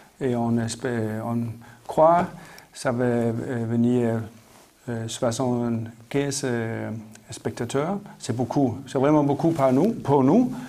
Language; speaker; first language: French; non-native, learner; Danish